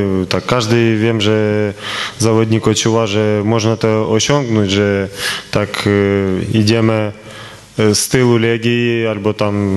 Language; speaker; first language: Polish; non-native, fluent; Ukrainian